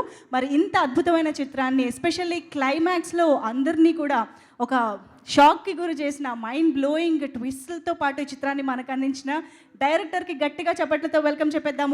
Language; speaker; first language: Telugu; native; Telugu